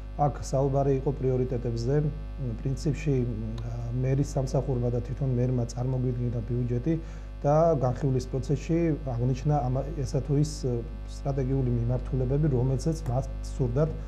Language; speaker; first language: Georgian; native; Georgian